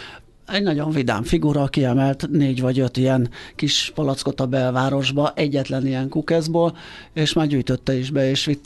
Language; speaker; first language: Hungarian; native; Hungarian